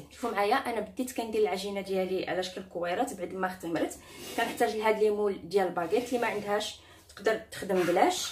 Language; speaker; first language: Arabic; native; Arabic